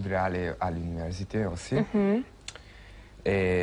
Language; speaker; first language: French; non-native, learner; Hungarian